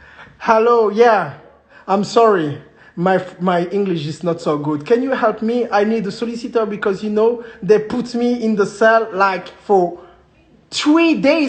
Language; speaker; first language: English; non-native, learner; French